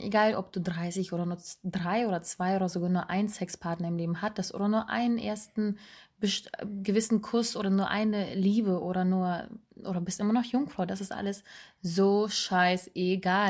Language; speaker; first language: German; native; German